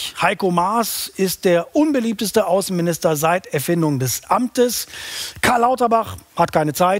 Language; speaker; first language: German; native; German